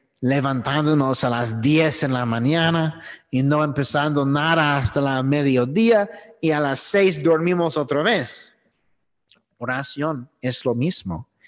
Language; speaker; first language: Spanish; non-native, fluent; English